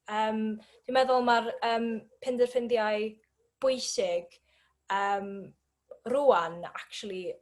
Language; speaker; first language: Welsh; non-native, learner; English